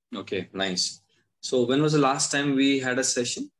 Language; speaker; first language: English; non-native, local second language; Hindi